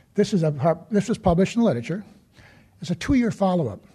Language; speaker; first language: English; native; English